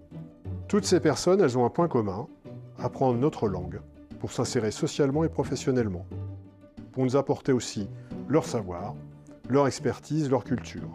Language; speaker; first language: French; native; French